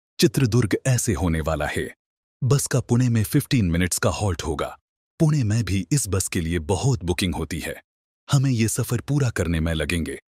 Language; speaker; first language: Hindi; non-native, local second language; Marathi